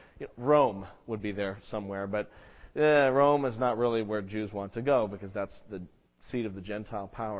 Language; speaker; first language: English; native; English